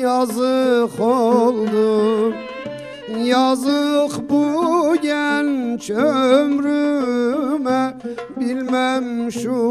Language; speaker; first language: Turkish; native; Turkish